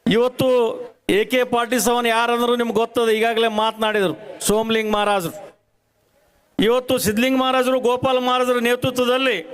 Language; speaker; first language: Kannada; native; Kannada